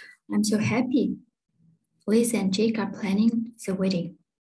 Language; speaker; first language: English; non-native, fluent; Kazakh